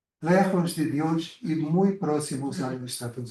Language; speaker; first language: Spanish; non-native, fluent; Portuguese